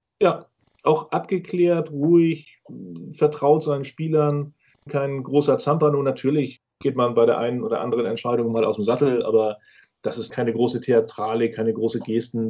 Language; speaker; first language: German; native; German